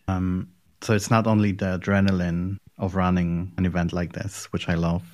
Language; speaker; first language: English; non-native, fluent; Polish